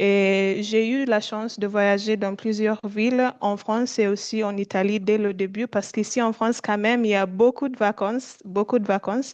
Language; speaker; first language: French; non-native, fluent; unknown